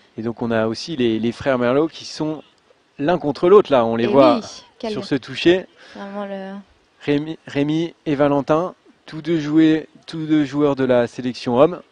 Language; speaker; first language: French; native; French